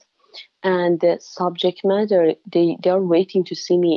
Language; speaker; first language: English; non-native, fluent; Persian